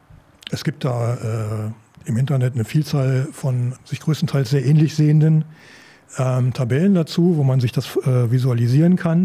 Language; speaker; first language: German; native; German